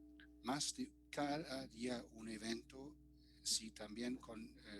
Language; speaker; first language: Spanish; non-native, fluent; German